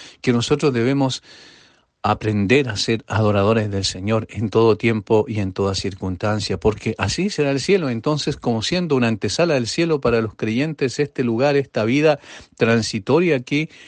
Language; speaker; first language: Spanish; native; Spanish